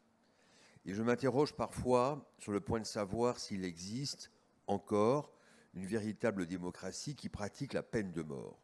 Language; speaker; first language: French; native; French